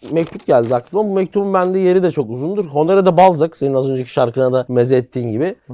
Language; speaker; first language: Turkish; native; Turkish